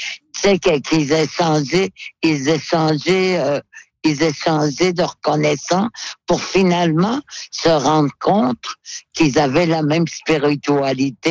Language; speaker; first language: French; non-native, local second language; Innu-aimun